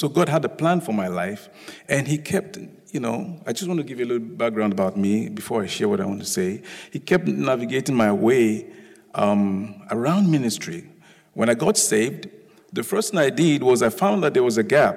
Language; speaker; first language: English; non-native, local second language; Yoruba